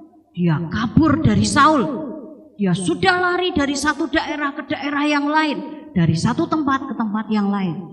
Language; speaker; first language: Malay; non-native, local second language; Javanese